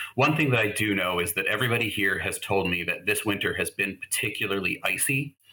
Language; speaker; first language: English; native; English